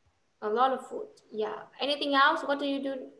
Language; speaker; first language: English; non-native, fluent; Vietnamese